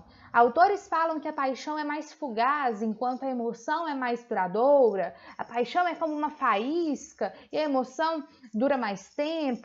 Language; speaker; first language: Portuguese; native; Portuguese